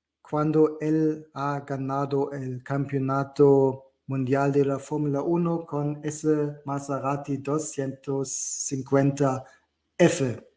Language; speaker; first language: Spanish; non-native, learner; German